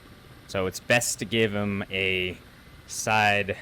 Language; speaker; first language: English; native; English